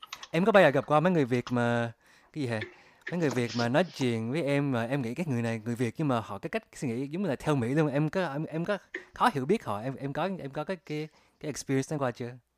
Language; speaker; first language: Vietnamese; early bilingual, heritage; Vietnamese